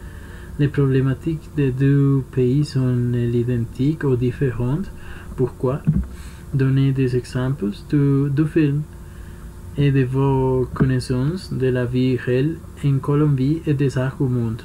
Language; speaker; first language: French; non-native, learner; Spanish